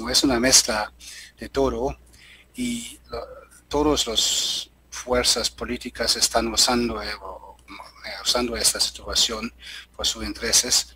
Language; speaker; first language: Spanish; non-native, learner; German